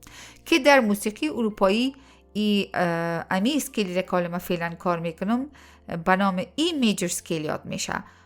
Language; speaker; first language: Persian; native; Persian